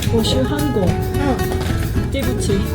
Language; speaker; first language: Chinese; non-native, learner; Korean